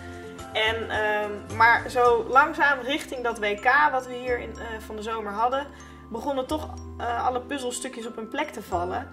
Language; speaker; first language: Dutch; native; Dutch